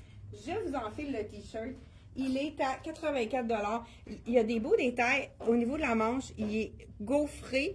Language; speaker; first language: French; native; French